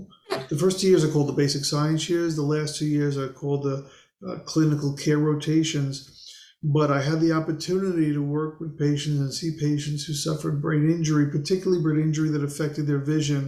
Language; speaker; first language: English; native; English